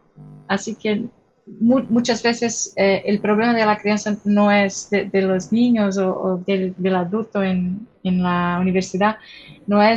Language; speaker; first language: Spanish; non-native, fluent; Portuguese